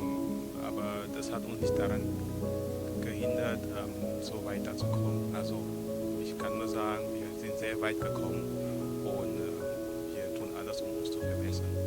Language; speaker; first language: German; non-native, fluent; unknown